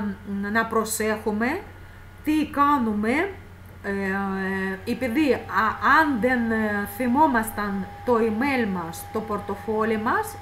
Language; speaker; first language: Greek; non-native, fluent; Russian